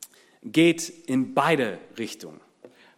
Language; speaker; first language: German; non-native, fluent; English